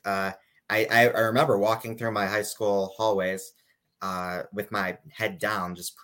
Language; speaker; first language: English; native; English